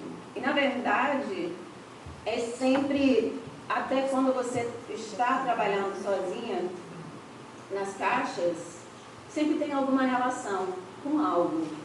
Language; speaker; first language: Portuguese; non-native, fluent; English